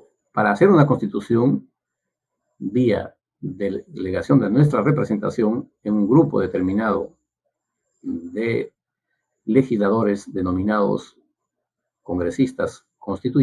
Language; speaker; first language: Spanish; native; Spanish